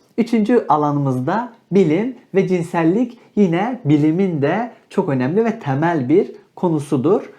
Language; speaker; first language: Turkish; native; Turkish